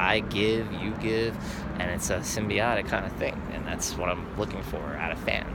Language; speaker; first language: English; native; English